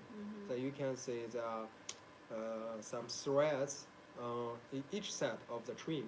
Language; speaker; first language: English; non-native, learner; Chinese